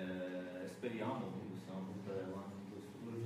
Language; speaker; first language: Italian; non-native, learner; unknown